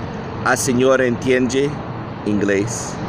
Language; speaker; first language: Portuguese; non-native, learner; English